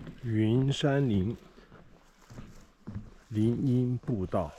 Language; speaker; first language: Chinese; native; Chinese